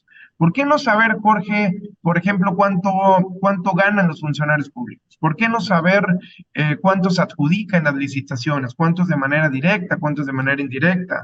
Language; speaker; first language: Spanish; native; Spanish